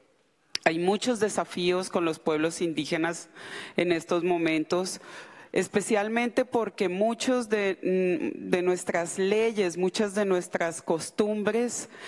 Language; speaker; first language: Spanish; non-native, local second language; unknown